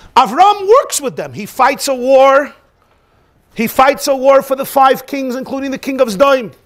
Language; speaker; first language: English; native; English